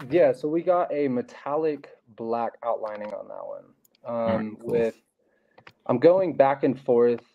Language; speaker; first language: English; native; English